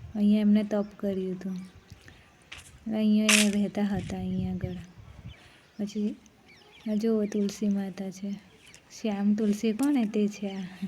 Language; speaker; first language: Gujarati; native; Gujarati